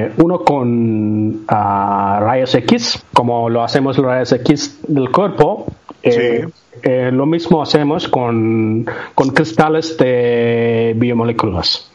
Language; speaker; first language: Spanish; non-native, learner; Tamil